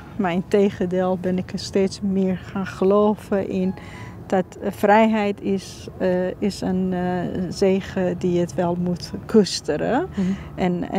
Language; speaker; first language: Dutch; non-native, fluent; Persian